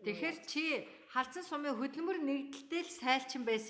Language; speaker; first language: Mongolian; native; Mongolian